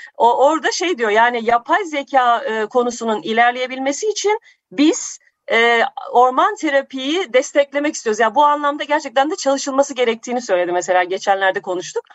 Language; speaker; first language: Turkish; native; Turkish